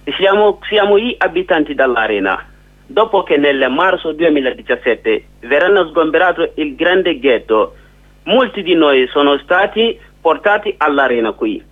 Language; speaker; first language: Italian; non-native, learner; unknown